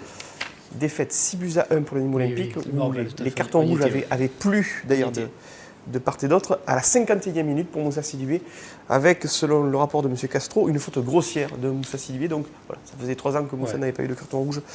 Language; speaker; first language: French; native; French